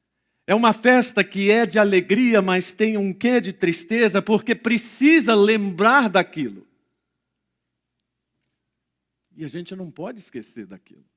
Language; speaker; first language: Portuguese; native; Portuguese